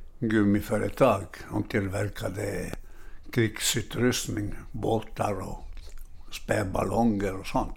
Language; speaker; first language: Swedish; non-native, fluent; Italian